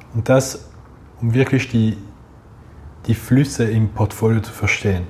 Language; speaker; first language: German; non-native, local second language; French